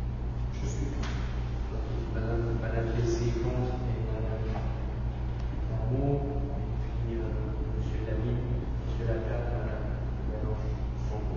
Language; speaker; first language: French; native; French